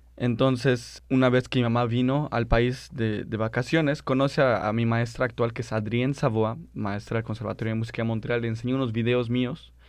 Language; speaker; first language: Spanish; native; Spanish